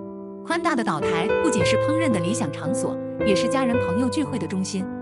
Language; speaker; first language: Chinese; native; Chinese